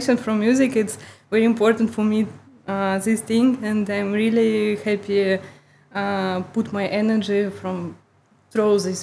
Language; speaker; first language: English; non-native, learner; Russian